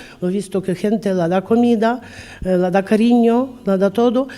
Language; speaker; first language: Spanish; non-native, learner; Ukrainian